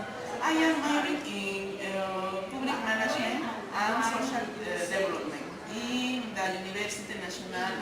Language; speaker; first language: English; non-native, learner; Spanish